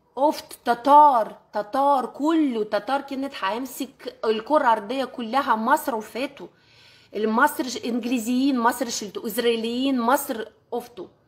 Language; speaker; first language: Arabic; non-native, learner; Russian